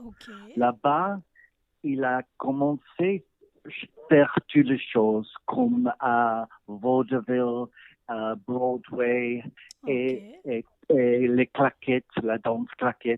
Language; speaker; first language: French; non-native, learner; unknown